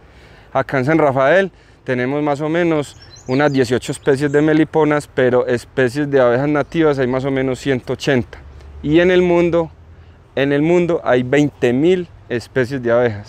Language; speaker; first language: Spanish; native; Spanish